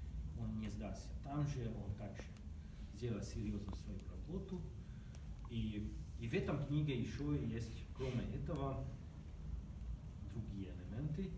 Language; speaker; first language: Russian; non-native, learner; Hungarian